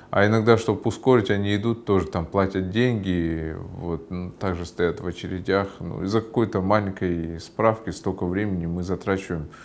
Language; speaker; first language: Russian; non-native, local second language; Kyrgyz